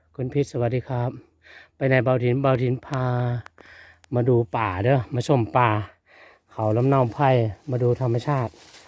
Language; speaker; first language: Thai; non-native, local second language; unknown